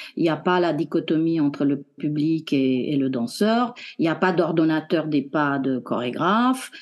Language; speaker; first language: French; non-native, fluent; Romanian